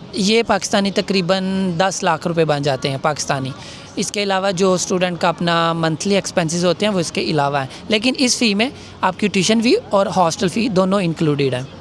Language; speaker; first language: Urdu; non-native, local second language; Punjabi